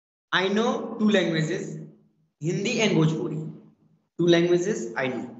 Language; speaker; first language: English; non-native, learner; Hindi